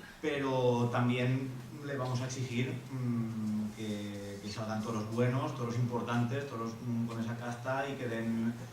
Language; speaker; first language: Spanish; native; Spanish